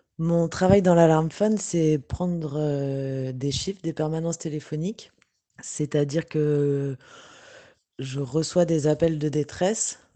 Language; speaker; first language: French; native; French